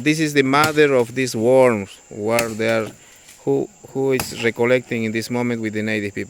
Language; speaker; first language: English; non-native, learner; Spanish